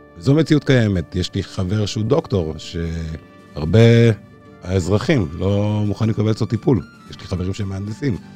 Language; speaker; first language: Hebrew; early bilingual, other home language; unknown